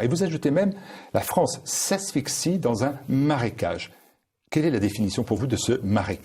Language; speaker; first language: French; native; French